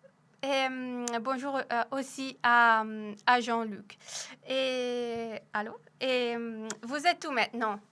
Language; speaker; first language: French; non-native, fluent; Italian